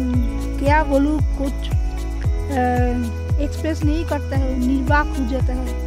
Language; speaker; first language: Hindi; non-native, local second language; Bangla